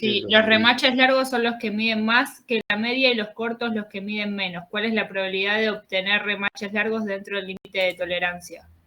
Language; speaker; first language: Spanish; native; Spanish